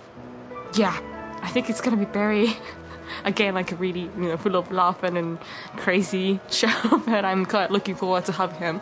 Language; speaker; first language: English; non-native, fluent; Japanese